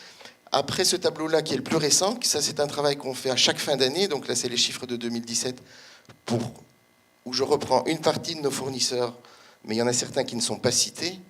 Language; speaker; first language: French; native; French